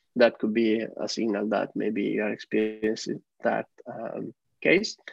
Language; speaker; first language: English; non-native, fluent; Italian